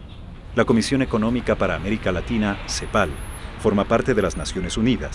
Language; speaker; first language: Spanish; native; Spanish